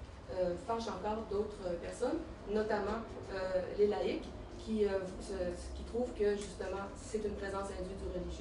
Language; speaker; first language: French; native; French